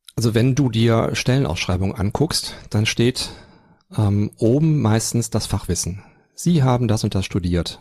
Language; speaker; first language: German; native; German